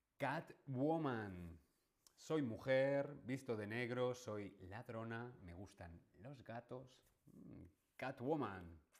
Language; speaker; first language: Spanish; native; Spanish